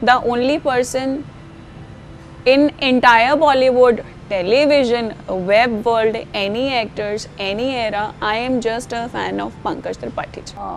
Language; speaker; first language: English; non-native, local second language; Hindi